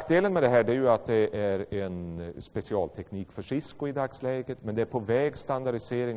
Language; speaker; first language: Swedish; native; Swedish